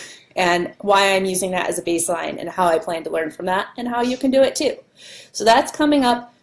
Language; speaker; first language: English; native; English